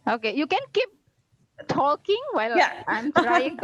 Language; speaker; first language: English; non-native, fluent; Indonesian